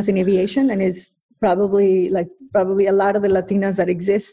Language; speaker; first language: English; non-native, fluent; Spanish